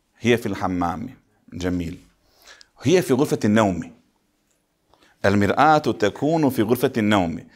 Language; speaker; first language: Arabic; non-native, fluent; Bosnian